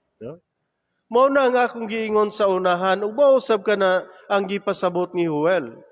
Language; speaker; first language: Cebuano; native; Cebuano